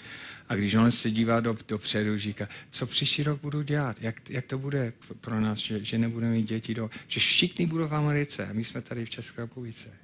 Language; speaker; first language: Czech; non-native, fluent; English